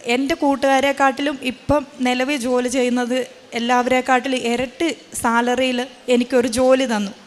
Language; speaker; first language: Malayalam; native; Malayalam